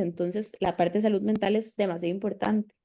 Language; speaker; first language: Spanish; native; Spanish